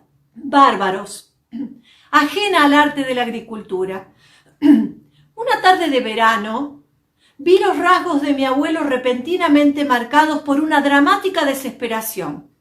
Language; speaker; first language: Spanish; native; Spanish